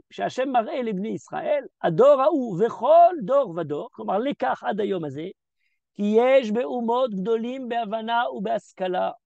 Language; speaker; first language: Hebrew; early bilingual, heritage; French